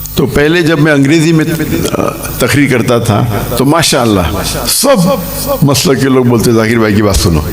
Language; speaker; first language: Urdu; non-native, local second language; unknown